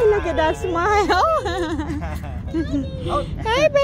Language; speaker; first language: English; non-native, fluent; Vietnamese